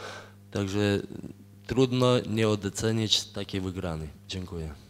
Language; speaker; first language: Polish; non-native, fluent; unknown